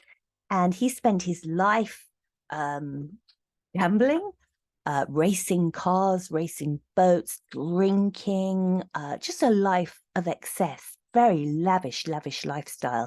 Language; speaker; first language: English; native; English